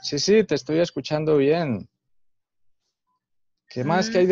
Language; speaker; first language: Spanish; native; Spanish